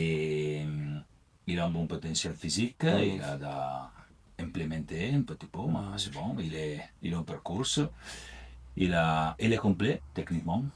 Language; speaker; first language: French; non-native, learner; Italian